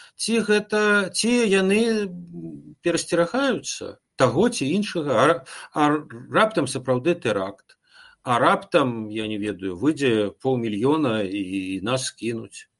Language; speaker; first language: Belarusian; non-native, local second language; Russian